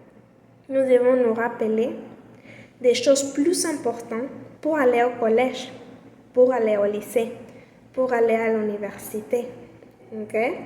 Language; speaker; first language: French; non-native, learner; Spanish